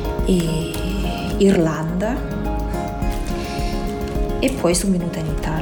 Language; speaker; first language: Italian; non-native, fluent; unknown